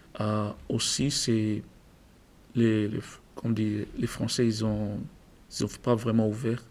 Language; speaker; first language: French; non-native, learner; English